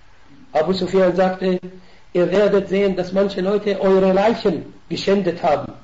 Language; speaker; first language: German; non-native, fluent; Arabic